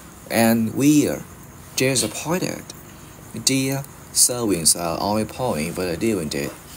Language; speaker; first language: English; non-native, learner; Vietnamese